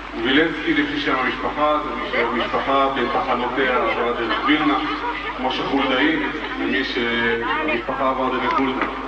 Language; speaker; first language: Hebrew; native; Hebrew